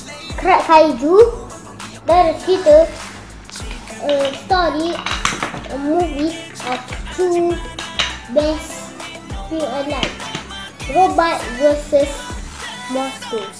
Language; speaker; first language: English; non-native, learner; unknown